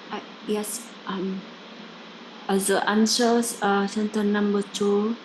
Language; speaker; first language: English; non-native, learner; Vietnamese